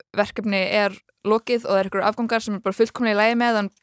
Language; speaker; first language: Icelandic; early bilingual, other home language; English